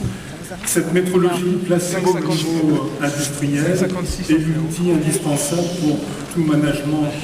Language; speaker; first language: French; native; French